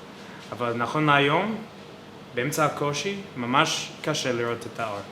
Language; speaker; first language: Hebrew; non-native, fluent; English